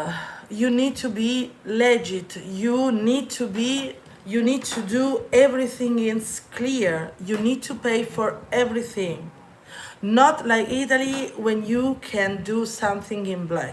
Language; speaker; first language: English; non-native, fluent; Italian